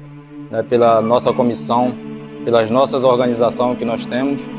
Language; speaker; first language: Portuguese; native; Portuguese